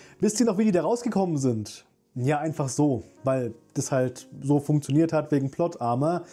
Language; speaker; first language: German; native; German